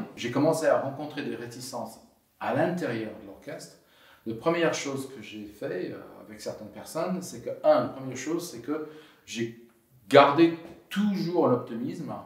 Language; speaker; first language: French; non-native, fluent; English